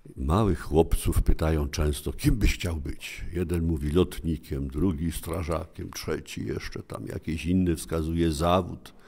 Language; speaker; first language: Polish; native; Polish